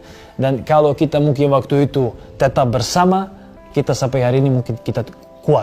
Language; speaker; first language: Indonesian; non-native, fluent; Serbian